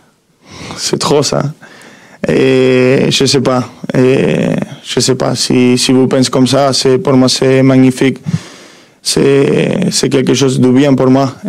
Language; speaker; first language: French; non-native, fluent; Spanish